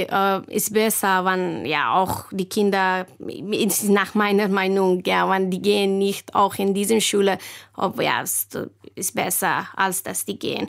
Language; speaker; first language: German; non-native, learner; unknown